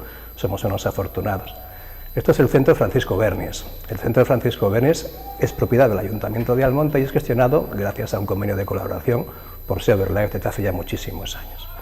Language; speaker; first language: Spanish; native; Spanish